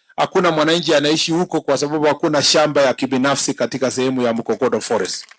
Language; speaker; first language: Swahili; non-native, local second language; Kalenjin